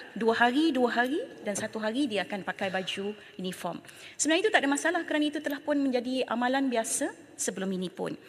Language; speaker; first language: Malay; native; Malay